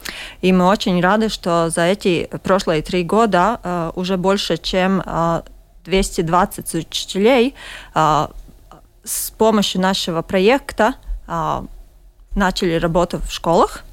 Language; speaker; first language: Russian; non-native, local second language; Latvian